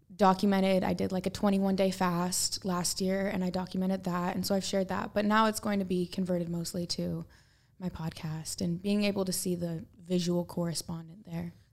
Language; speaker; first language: English; native; English